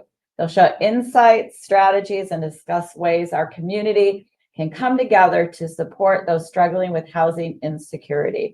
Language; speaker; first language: English; native; English